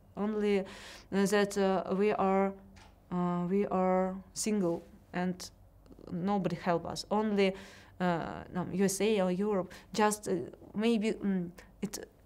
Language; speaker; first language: English; non-native, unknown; Russian